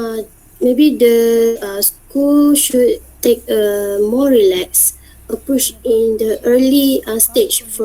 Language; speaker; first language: English; non-native, learner; Malay